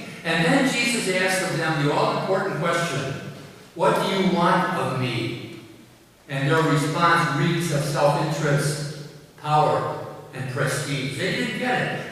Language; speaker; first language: English; native; English